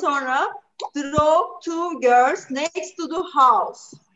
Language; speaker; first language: English; non-native, fluent; Turkish